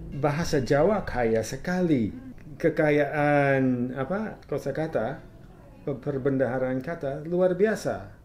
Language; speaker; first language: Indonesian; non-native, fluent; English